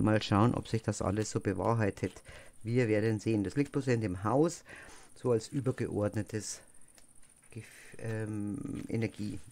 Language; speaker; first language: German; native; German